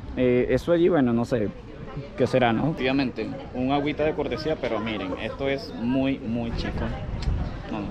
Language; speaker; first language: Spanish; native; Spanish